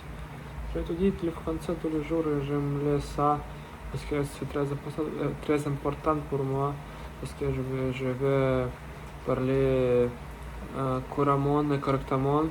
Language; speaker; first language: French; non-native, learner; Russian